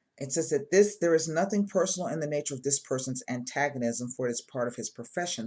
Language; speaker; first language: English; native; English